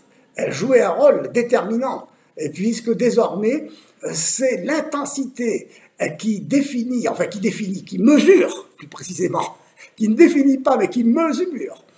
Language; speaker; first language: French; native; French